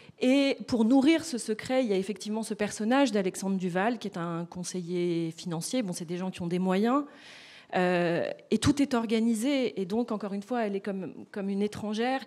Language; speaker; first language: French; native; French